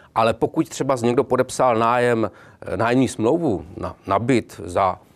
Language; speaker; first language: Czech; native; Czech